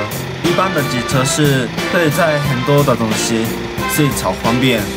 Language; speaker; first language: Chinese; non-native, learner; Japanese